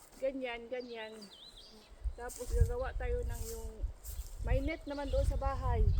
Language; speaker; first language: Filipino; non-native, local second language; Cebuano